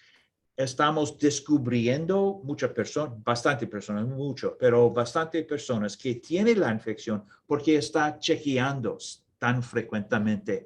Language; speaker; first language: Spanish; non-native, learner; English